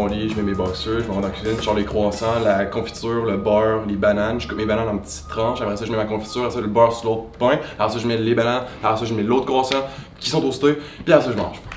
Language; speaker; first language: French; native; French